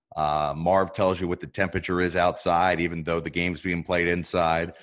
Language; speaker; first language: English; native; English